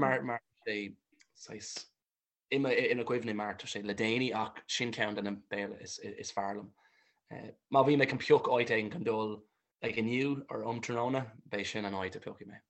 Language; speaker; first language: Irish; non-native, local second language; English